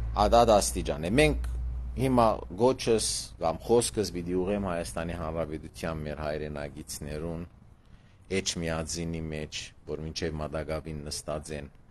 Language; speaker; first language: Armenian; early bilingual, heritage; Armenian